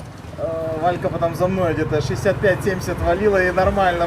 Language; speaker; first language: Russian; native; Russian